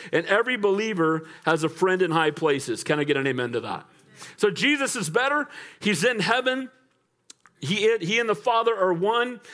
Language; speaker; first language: English; native; English